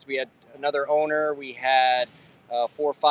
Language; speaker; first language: English; native; English